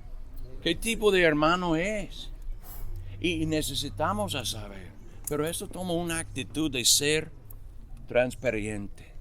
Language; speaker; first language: Spanish; non-native, fluent; English